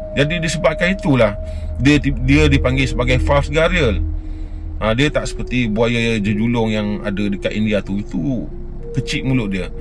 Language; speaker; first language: Malay; native; Malay